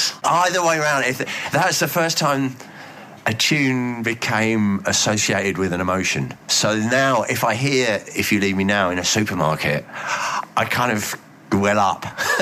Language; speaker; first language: English; native; English